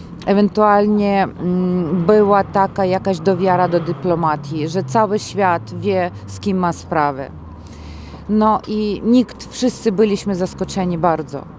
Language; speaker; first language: Polish; non-native, learner; Ukrainian